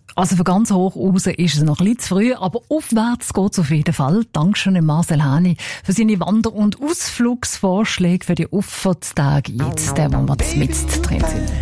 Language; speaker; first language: German; native; German